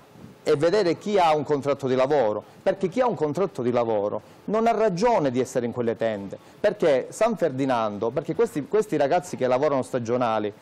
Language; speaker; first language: Italian; native; Italian